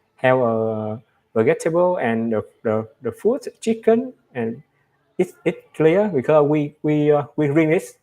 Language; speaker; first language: English; non-native, learner; Vietnamese